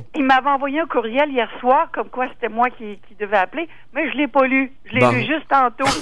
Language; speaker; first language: French; native; French